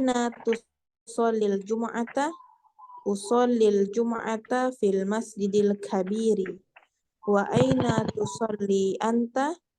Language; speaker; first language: Arabic; non-native, fluent; Indonesian